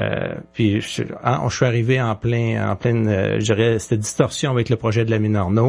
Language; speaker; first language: French; native; French